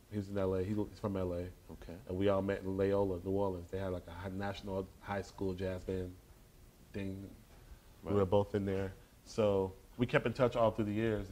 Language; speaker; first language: English; native; English